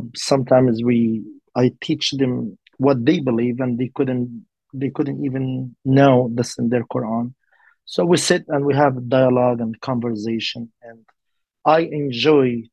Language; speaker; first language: English; non-native, learner; Arabic